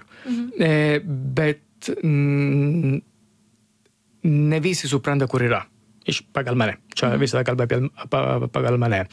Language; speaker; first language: Lithuanian; non-native, learner; Italian